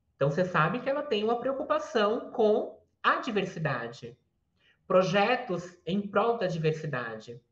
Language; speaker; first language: Portuguese; native; Portuguese